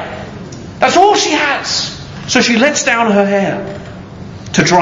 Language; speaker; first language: English; native; English